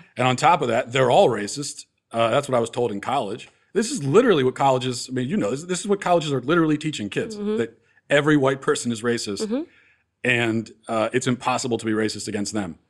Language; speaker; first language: English; native; English